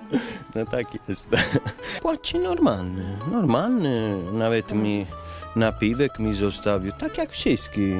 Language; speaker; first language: Polish; non-native, fluent; Italian